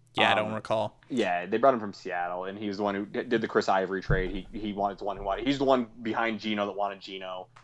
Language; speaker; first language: English; native; English